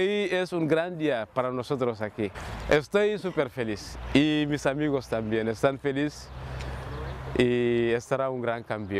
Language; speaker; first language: Spanish; non-native, learner; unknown